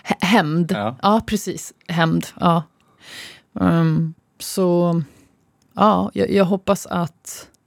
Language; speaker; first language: Swedish; early bilingual, other home language; Arabic